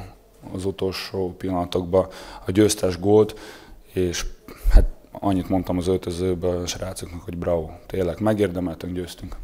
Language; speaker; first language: Hungarian; non-native, fluent; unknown